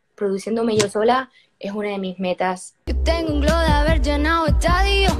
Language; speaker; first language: Spanish; native; Spanish